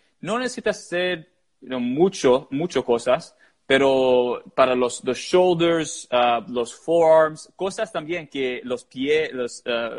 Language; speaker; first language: Spanish; early bilingual, heritage; English